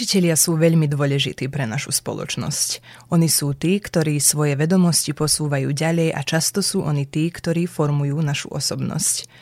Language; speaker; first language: Slovak; early bilingual, heritage; Slovak